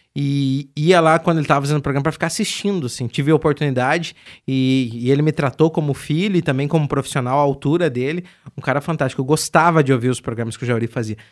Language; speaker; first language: Portuguese; native; Portuguese